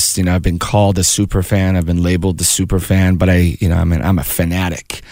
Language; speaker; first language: English; early bilingual, other home language; Persian